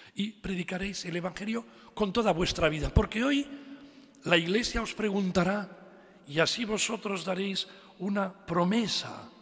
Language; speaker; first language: Spanish; non-native, local second language; Catalan